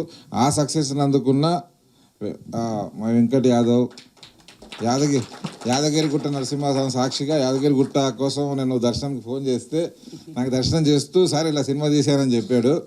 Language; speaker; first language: Telugu; native; Telugu